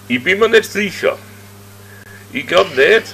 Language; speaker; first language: German; native; German